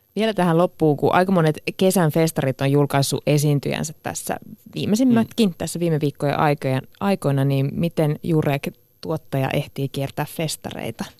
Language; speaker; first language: Finnish; native; Finnish